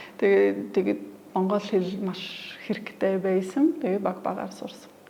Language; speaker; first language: Mongolian; non-native, fluent; Polish